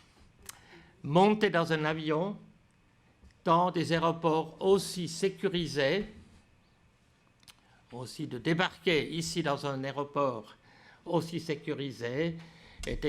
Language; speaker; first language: French; native; French